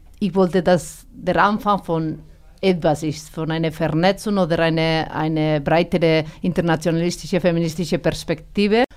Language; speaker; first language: German; non-native, fluent; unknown